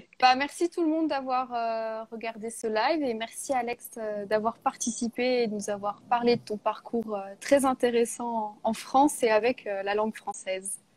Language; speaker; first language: French; native; French